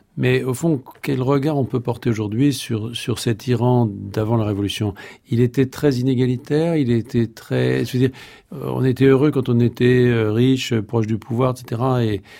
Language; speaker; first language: French; native; French